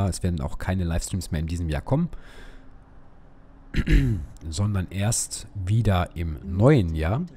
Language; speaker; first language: German; native; German